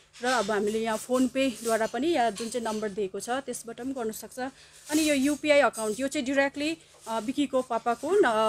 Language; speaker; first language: Nepali; native; Nepali